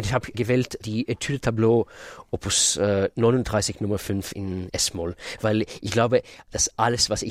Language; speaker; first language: German; non-native, fluent; Russian